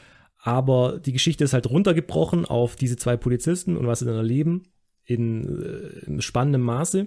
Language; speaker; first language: German; native; German